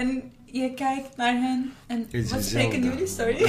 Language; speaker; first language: Dutch; non-native, learner; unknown